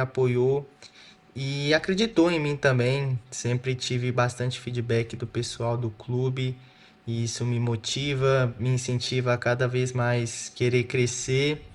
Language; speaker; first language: Portuguese; native; Portuguese